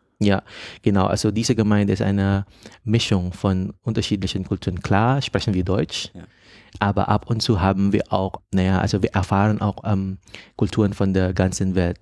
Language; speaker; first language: German; non-native, fluent; Filipino